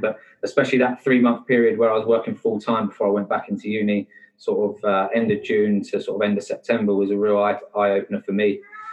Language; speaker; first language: English; native; English